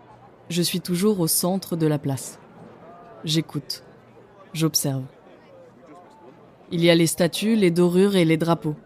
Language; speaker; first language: French; native; French